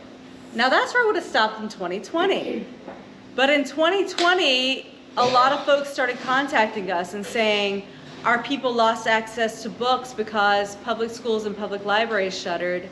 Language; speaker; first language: English; native; English